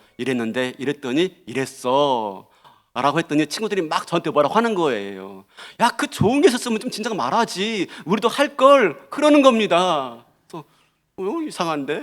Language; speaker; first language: Korean; native; Korean